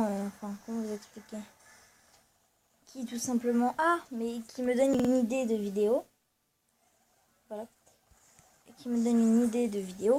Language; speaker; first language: French; native; French